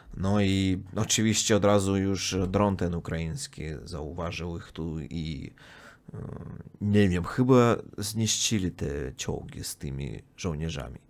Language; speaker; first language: Polish; non-native, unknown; Russian